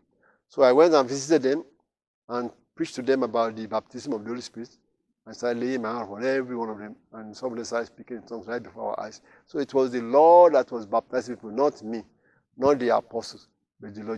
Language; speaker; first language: English; non-native, local second language; Yoruba